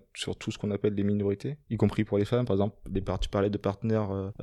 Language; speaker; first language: French; non-native, fluent; Swedish